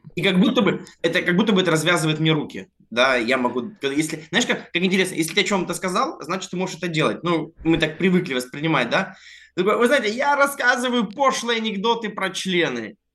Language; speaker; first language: Russian; native; Russian